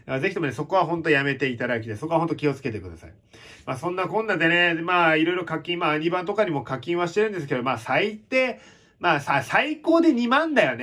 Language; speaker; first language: Japanese; native; Japanese